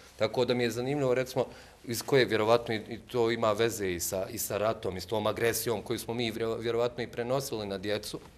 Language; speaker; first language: Bosnian; native; Bosnian